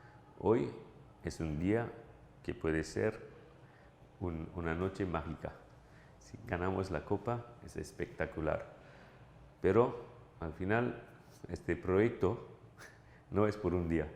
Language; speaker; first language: Spanish; non-native, fluent; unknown